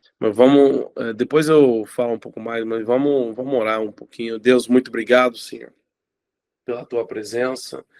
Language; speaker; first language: Portuguese; non-native, fluent; English